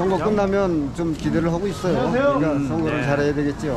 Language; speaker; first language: Korean; native; Korean